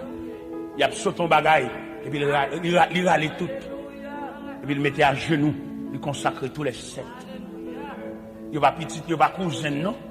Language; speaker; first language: French; non-native, local second language; Haitian Creole